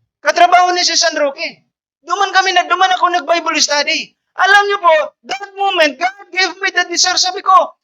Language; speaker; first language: Filipino; non-native, local second language; Bikol